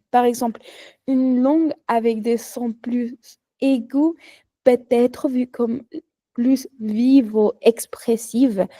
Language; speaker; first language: French; non-native, learner; Spanish